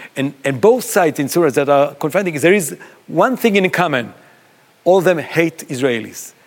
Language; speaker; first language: English; non-native, fluent; Hebrew